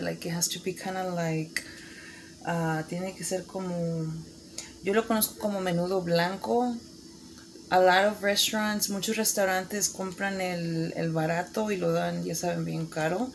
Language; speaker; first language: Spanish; early bilingual, heritage; Spanish